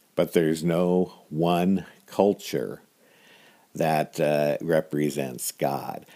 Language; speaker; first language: English; native; English